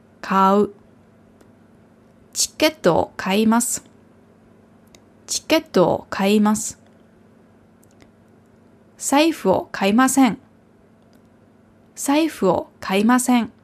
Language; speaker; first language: Japanese; non-native, fluent; German